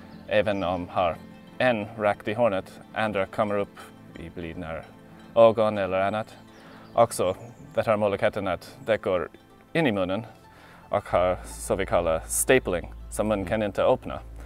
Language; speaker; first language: Swedish; non-native, learner; English